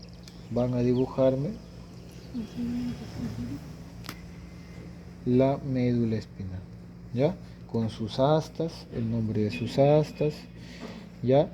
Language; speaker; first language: Spanish; native; Spanish